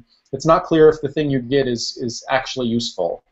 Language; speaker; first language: English; native; English